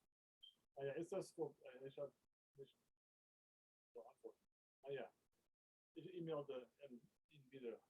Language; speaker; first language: German; non-native, fluent; English